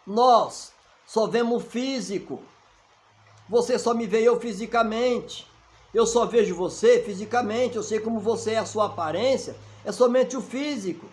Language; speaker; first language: Portuguese; native; Portuguese